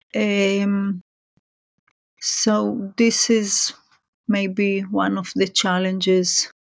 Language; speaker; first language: English; non-native, fluent; Hebrew